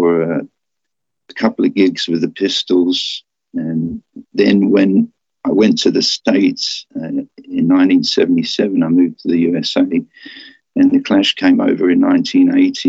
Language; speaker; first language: English; native; English